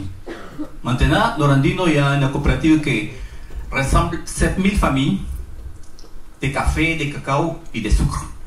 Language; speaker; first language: French; non-native, learner; Spanish